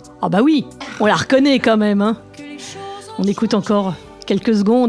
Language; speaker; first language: French; native; French